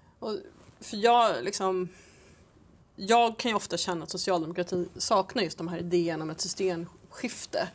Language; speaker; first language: Swedish; native; Swedish